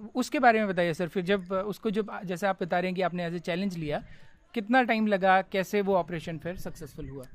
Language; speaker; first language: Hindi; native; Hindi